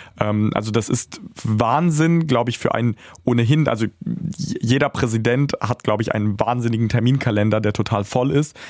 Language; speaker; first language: German; early bilingual, other home language; Russian